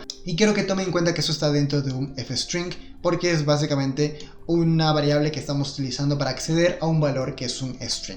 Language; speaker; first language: Spanish; native; Spanish